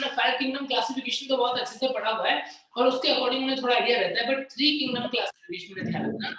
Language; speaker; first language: Hindi; native; Hindi